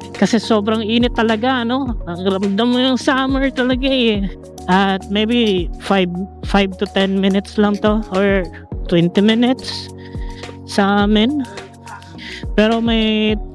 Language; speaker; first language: Filipino; non-native, local second language; Cebuano